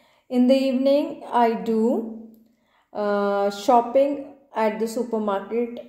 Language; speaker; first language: English; non-native, local second language; Punjabi